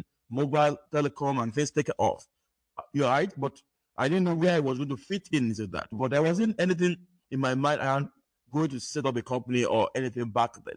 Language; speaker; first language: English; non-native, local second language; Yoruba